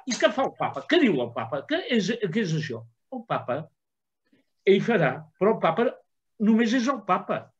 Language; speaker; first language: Catalan; native; Catalan